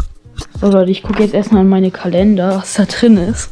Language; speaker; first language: German; native; German